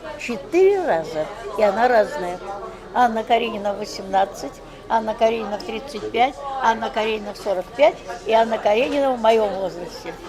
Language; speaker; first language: Russian; native; Russian